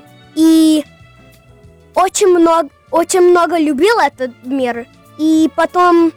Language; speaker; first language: Russian; early bilingual, heritage; Russian